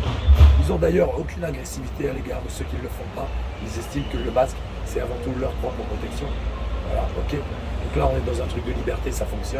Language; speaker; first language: French; native; French